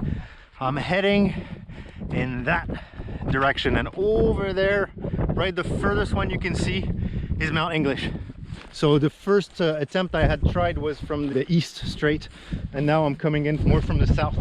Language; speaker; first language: English; non-native, local second language; French